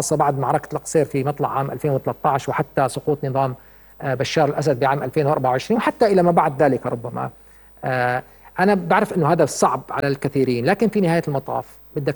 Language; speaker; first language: Arabic; native; Arabic